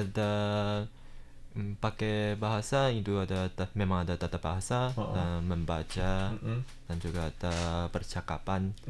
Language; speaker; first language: Indonesian; early bilingual, heritage; Indonesian